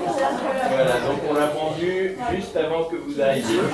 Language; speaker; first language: French; native; French